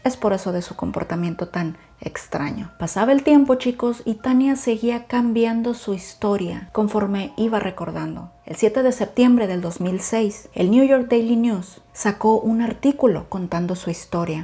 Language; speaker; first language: Spanish; native; Spanish